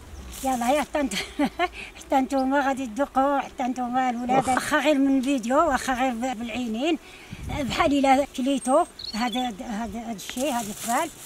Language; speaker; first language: Arabic; non-native, local second language; Central Atlas Tamazight